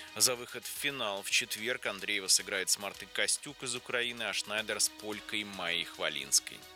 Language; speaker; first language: Russian; native; Russian